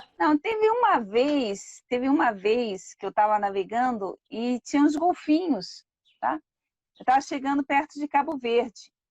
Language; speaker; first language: Portuguese; native; Portuguese